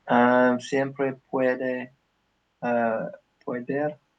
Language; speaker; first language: Spanish; non-native, learner; English